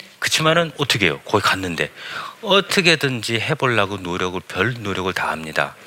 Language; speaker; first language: Korean; early bilingual, heritage; Korean